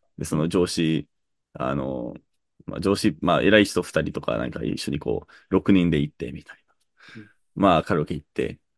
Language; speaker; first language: Japanese; native; Japanese